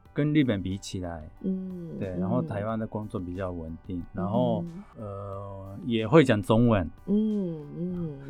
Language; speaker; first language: Chinese; non-native, fluent; Japanese